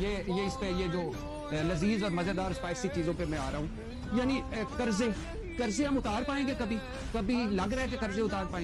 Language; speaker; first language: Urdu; non-native, local second language; Punjabi